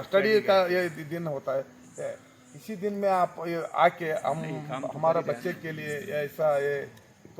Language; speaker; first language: Hindi; non-native, local second language; Kannada